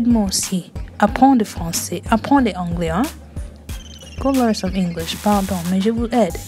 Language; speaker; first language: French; early bilingual, heritage; French